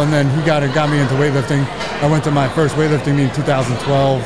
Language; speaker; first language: English; native; English